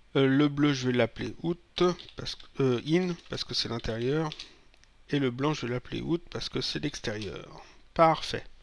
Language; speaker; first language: French; native; French